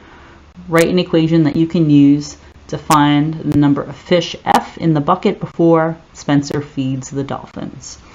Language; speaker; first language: English; native; English